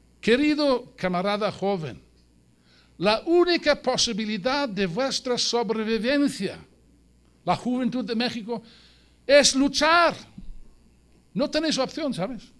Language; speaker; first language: Spanish; non-native, fluent; English